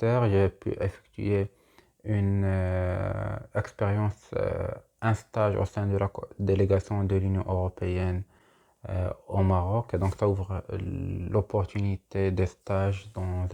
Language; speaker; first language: French; non-native, local second language; Arabic